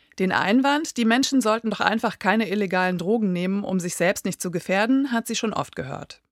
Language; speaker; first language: German; native; German